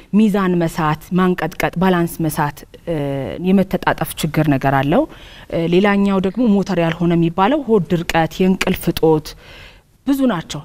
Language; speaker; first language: Amharic; native; Amharic